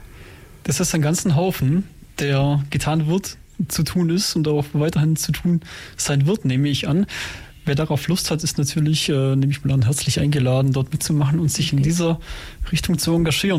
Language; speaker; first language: German; native; German